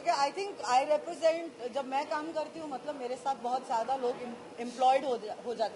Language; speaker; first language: Hindi; native; Hindi